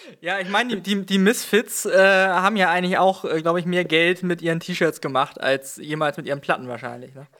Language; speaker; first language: German; native; German